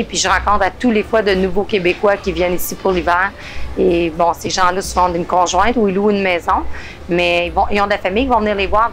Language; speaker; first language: French; native; French